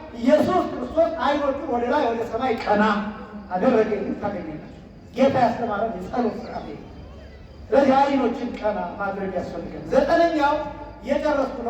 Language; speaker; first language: Amharic; native; Amharic